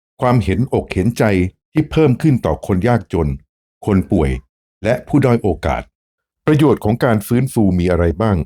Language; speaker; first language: Thai; native; Thai